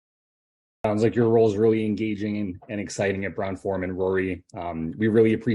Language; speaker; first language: English; native; English